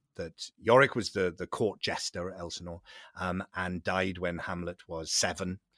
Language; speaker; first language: English; native; English